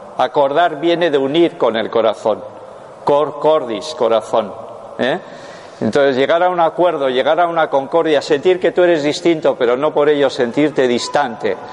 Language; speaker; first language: Spanish; non-native, local second language; Basque